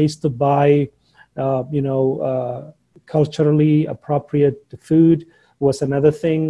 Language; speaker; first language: English; non-native, fluent; Somali